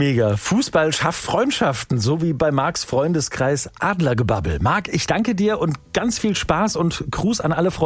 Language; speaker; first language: German; native; German